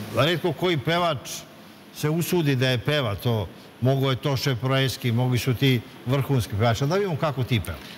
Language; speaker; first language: Serbian; native; Serbian